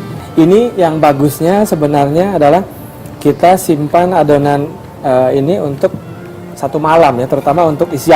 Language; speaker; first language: Indonesian; native; Indonesian